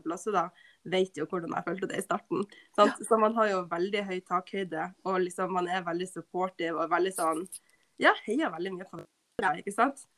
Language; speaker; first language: Norwegian; native; Norwegian